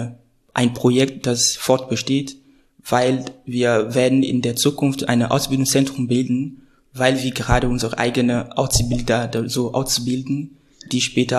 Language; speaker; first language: German; non-native, fluent; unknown